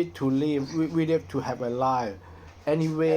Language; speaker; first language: English; non-native, learner; Cantonese